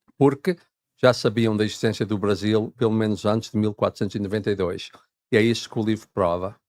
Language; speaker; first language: Portuguese; native; Portuguese